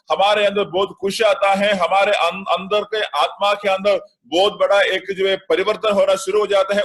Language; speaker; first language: Hindi; non-native, local second language; Malayalam